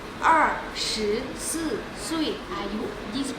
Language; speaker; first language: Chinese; non-native, fluent; Thai